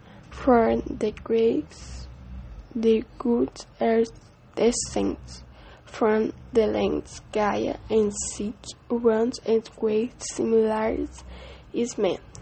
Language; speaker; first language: English; non-native, learner; Portuguese